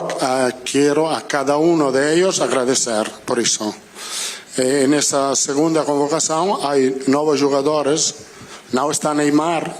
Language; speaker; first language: Spanish; non-native, fluent; Italian